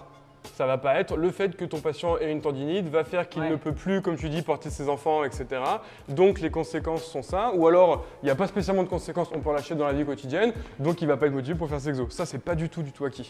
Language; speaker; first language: French; native; French